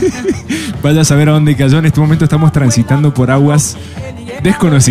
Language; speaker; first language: Spanish; native; Spanish